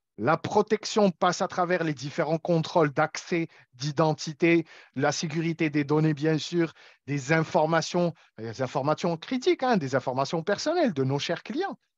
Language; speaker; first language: French; non-native, local second language; Arabic